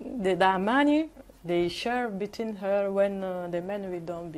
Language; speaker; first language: English; non-native, learner; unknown